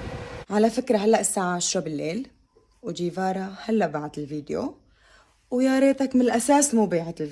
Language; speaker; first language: Arabic; native; Arabic